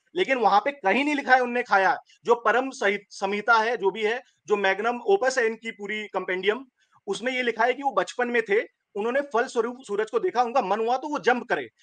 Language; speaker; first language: Hindi; native; Hindi